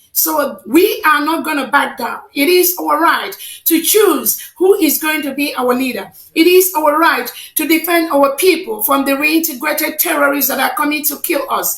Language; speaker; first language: English; non-native, local second language; Igbo